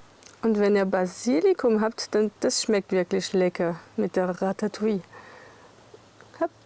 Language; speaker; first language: German; non-native, fluent; French